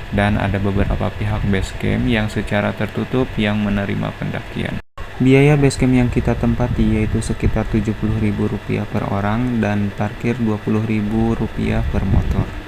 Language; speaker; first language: Indonesian; native; Indonesian